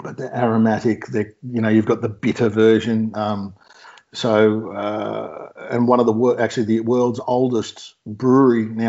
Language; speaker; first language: English; native; English